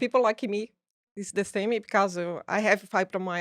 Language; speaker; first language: English; non-native, learner; Portuguese